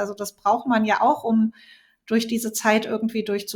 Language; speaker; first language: German; native; German